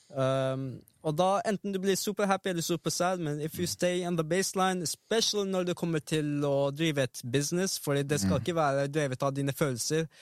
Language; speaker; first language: Norwegian; early bilingual, other home language; Arabic